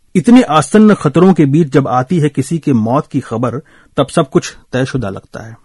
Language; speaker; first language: Hindi; native; Hindi